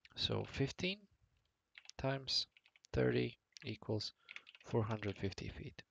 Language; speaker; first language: English; non-native, fluent; Latvian